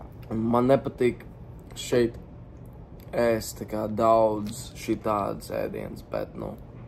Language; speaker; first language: Latvian; early bilingual, heritage; Latvian